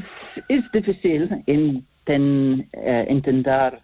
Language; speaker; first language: Spanish; non-native, learner; English